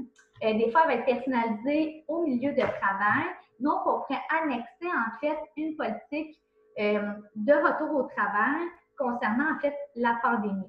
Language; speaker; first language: French; native; French